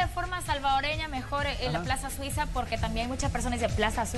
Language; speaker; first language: Spanish; native; Spanish